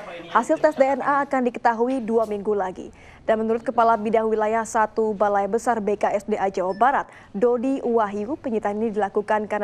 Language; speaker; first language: Indonesian; native; Indonesian